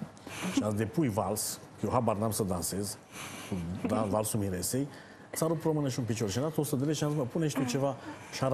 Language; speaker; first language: Romanian; native; Romanian